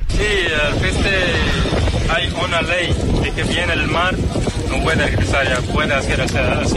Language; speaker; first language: Spanish; non-native, learner; Arabic